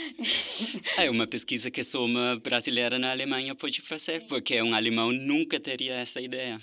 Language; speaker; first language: Portuguese; non-native, fluent; German